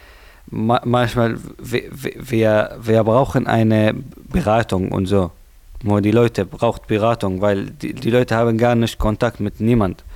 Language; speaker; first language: German; non-native, learner; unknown